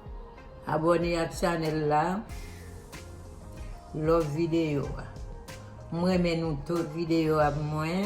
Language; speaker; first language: French; non-native, learner; Haitian Creole